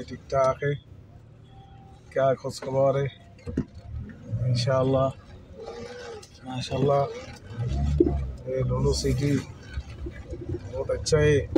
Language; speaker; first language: Hindi; non-native, learner; Bangla